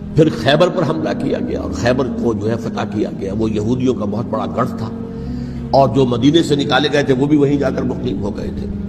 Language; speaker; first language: Urdu; native; Urdu